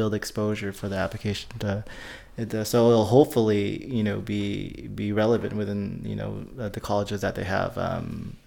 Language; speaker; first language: English; early bilingual, other home language; Filipino